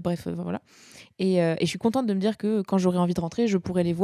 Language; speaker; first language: French; native; French